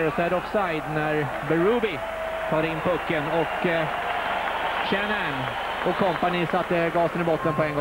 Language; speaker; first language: Swedish; native; Swedish